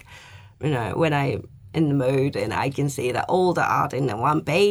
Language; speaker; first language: English; non-native, fluent; Japanese